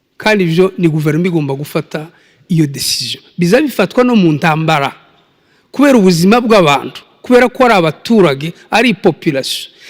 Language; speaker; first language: Kinyarwanda; native; Kinyarwanda